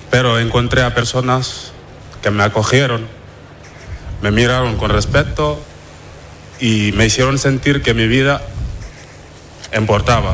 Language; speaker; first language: Spanish; non-native, fluent; Wolof